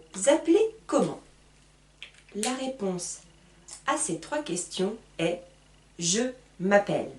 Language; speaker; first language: French; native; French